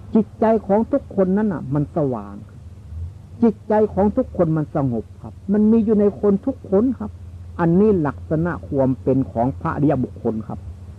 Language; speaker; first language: Thai; non-native, local second language; Northeastern Thai